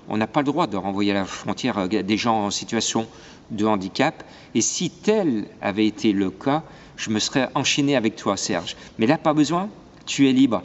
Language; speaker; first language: French; native; French